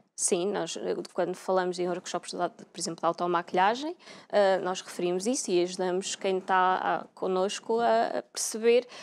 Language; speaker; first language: Portuguese; native; Portuguese